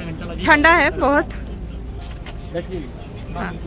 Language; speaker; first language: Hindi; non-native, local second language; Bangla